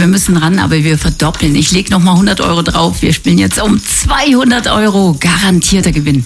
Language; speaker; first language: German; native; German